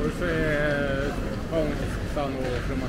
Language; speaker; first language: Portuguese; non-native, learner; Norwegian